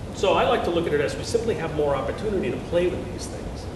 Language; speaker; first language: English; native; English